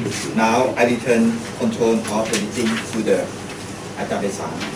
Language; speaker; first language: English; non-native, learner; Thai